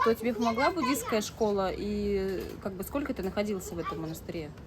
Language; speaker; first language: Russian; native; Russian